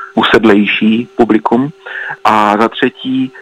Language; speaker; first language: Czech; native; Czech